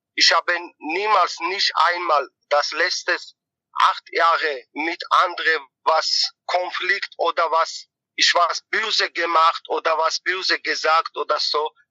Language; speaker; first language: German; non-native, learner; Georgian